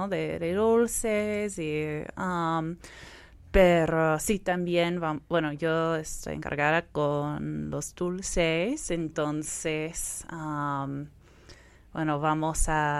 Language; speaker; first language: Spanish; non-native, fluent; English